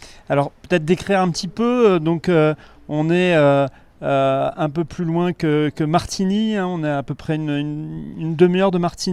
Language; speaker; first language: French; native; French